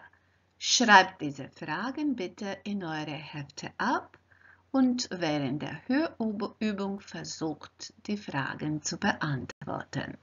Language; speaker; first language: German; non-native, fluent; Croatian